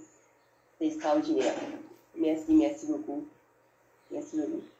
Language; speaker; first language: French; non-native, learner; Morisyen